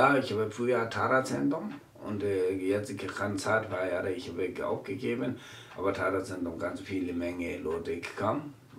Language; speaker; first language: German; non-native, learner; Tibetan